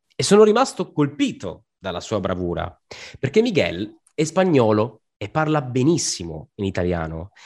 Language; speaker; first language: Italian; native; Italian